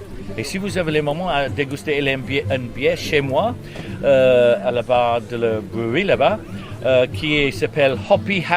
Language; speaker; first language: French; non-native, learner; English